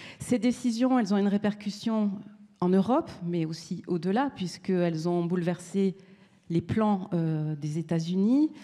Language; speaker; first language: French; native; French